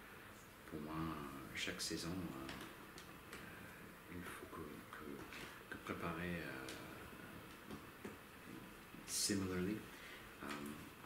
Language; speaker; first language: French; non-native, learner; English